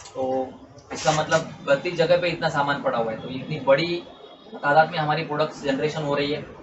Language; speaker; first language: Hindi; non-native, local second language; Marathi